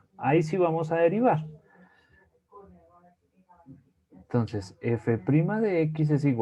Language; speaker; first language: Spanish; native; Spanish